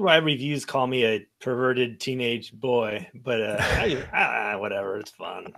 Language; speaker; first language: English; native; English